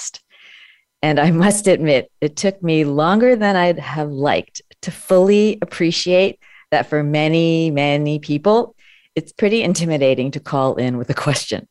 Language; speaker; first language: English; native; English